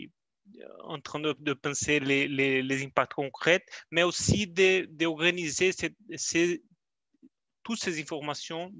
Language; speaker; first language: French; non-native, learner; Portuguese